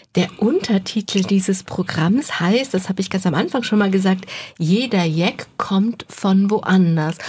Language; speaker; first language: German; native; German